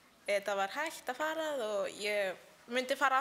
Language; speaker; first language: Icelandic; early bilingual, heritage; Icelandic